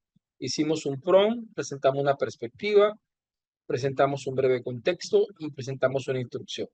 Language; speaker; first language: Spanish; native; Spanish